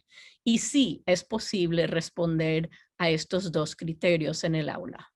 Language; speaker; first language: Spanish; non-native, fluent; English